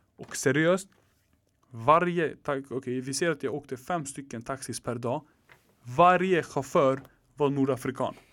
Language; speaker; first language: Swedish; early bilingual, other home language; Arabic